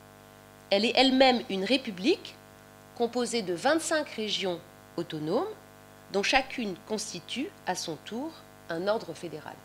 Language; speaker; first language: French; native; French